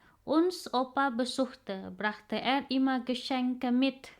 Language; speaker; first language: German; non-native, fluent; Indonesian